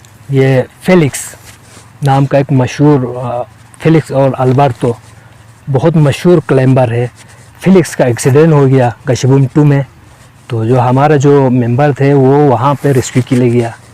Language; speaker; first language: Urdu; non-native, local second language; Balti